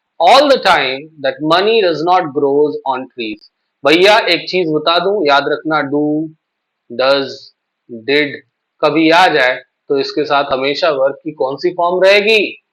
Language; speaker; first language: Hindi; native; Hindi